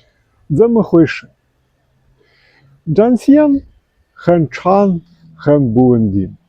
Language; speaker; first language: Chinese; non-native, fluent; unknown